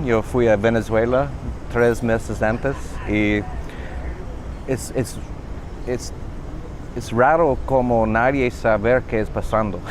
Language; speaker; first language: Spanish; non-native, learner; English